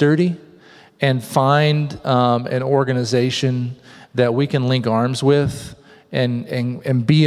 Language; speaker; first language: English; native; English